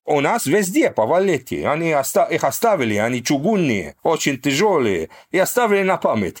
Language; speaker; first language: Russian; non-native, fluent; Maltese